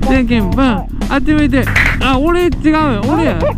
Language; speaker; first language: Japanese; native; Japanese